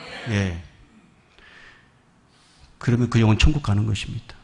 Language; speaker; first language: Korean; native; Korean